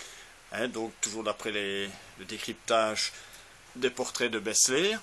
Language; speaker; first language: French; native; French